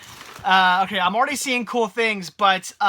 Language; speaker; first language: English; native; English